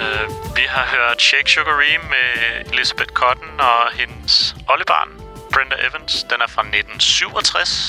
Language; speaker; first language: Danish; native; Danish